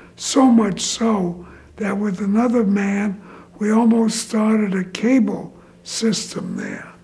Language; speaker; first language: English; native; English